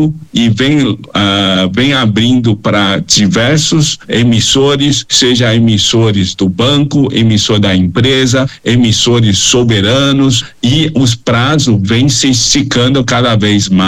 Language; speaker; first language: Portuguese; non-native, fluent; Chinese